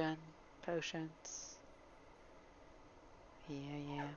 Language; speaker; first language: English; non-native, fluent; German